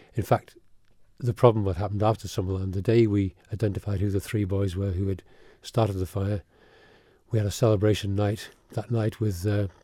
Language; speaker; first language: English; early bilingual, other home language; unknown